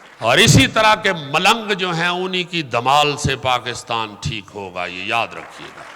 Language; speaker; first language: Urdu; non-native, local second language; Punjabi